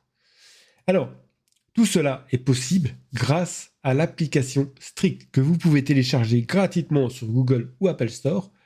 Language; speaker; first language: French; native; French